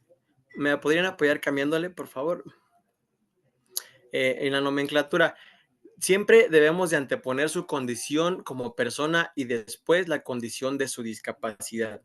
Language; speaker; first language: Spanish; native; Spanish